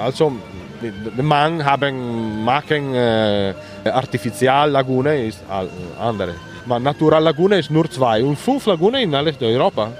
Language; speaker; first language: German; non-native, learner; Italian